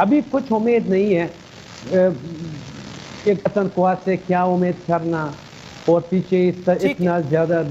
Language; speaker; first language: Hindi; non-native, fluent; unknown